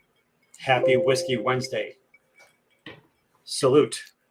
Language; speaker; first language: English; native; English